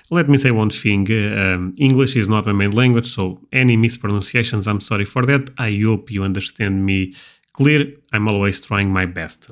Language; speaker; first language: English; non-native, fluent; Portuguese